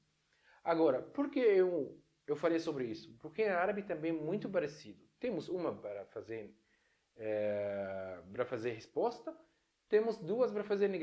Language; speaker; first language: Portuguese; non-native, fluent; Arabic